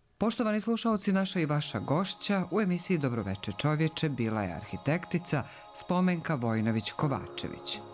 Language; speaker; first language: Croatian; native; Croatian